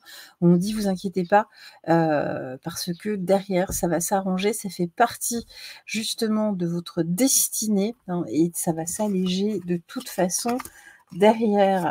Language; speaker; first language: French; native; French